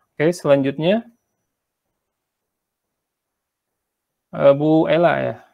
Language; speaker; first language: Indonesian; native; Indonesian